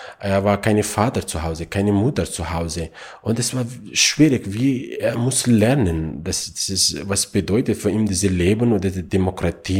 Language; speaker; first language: German; non-native, learner; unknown